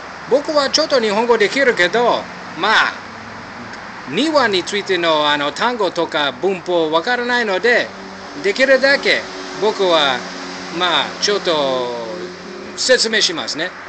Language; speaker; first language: Japanese; non-native, learner; English